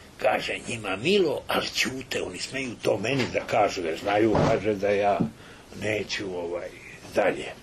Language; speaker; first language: Serbian; native; Serbian